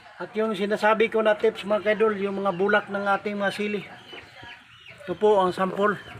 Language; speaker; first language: Filipino; non-native, local second language; Cebuano